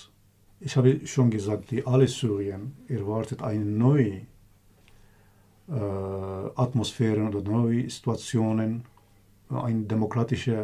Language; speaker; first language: German; non-native, learner; Kurdish